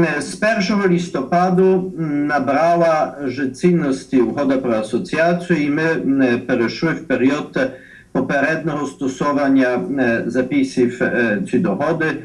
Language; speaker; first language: Ukrainian; non-native, fluent; Polish